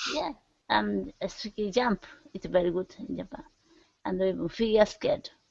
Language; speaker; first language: English; non-native, learner; Japanese